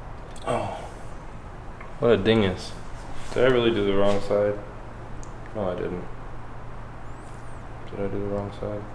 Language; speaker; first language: English; native; English